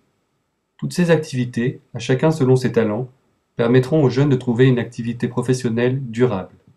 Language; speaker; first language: French; native; French